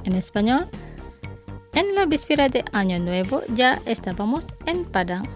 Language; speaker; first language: Spanish; non-native, fluent; Indonesian